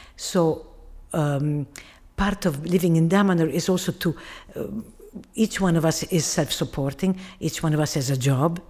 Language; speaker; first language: English; non-native, fluent; Italian